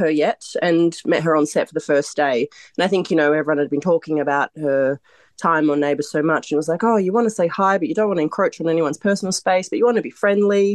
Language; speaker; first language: English; non-native, local second language; Croatian